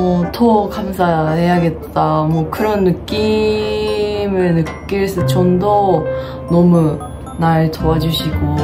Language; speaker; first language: Korean; non-native, fluent; Japanese